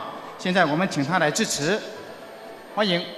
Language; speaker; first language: Chinese; native; Chinese